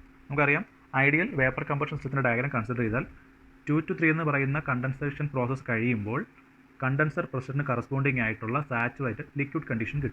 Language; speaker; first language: Malayalam; native; Malayalam